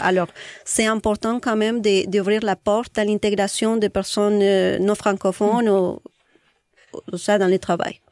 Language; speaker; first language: French; non-native, fluent; Spanish